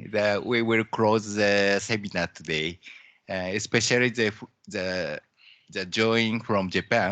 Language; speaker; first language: English; non-native, learner; Japanese